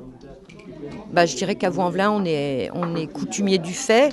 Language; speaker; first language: French; native; French